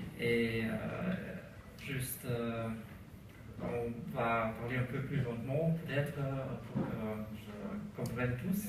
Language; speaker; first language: French; non-native, learner; German